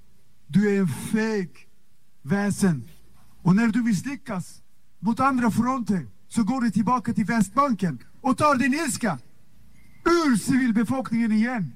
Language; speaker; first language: Swedish; non-native, fluent; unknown